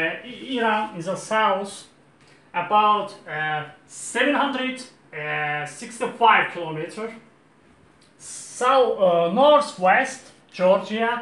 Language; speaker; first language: English; non-native, learner; Azerbaijani